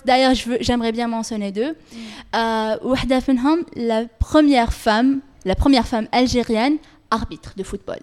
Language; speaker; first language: French; non-native, local second language; Arabic